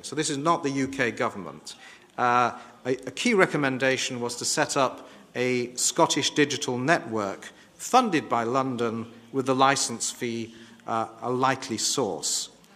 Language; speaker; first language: English; native; English